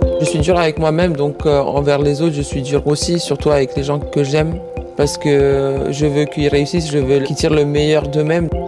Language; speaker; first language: French; early bilingual, other home language; Croatian